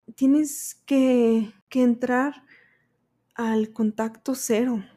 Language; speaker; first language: Spanish; early bilingual, heritage; Spanish